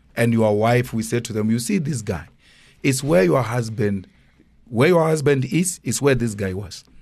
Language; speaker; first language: English; non-native, local second language; Northern Sotho